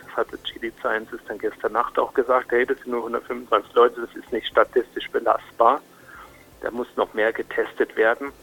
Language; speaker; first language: German; native; German